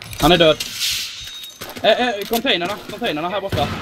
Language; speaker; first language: Swedish; native; Swedish